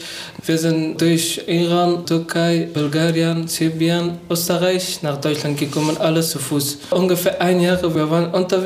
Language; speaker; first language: German; non-native, learner; Persian